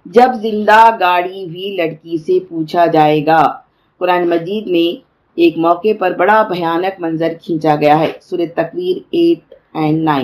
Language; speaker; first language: Urdu; native; Urdu